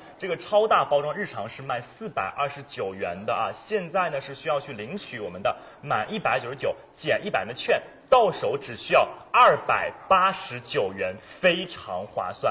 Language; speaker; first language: Chinese; native; Chinese